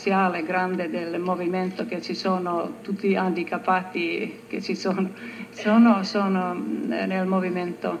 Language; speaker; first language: Italian; non-native, learner; Finnish